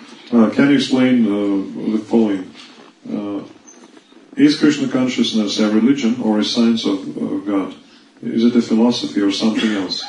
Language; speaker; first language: English; non-native, fluent; Russian